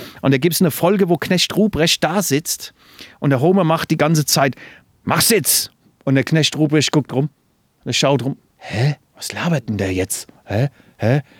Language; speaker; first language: German; non-native, fluent; English